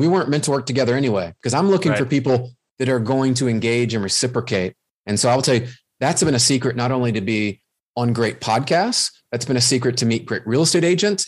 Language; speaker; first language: English; native; English